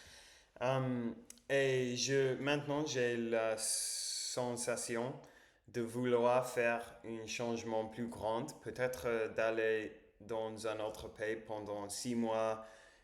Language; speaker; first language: French; non-native, learner; English